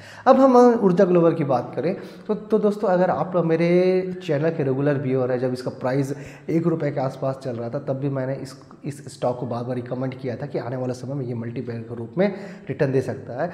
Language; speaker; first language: Hindi; native; Hindi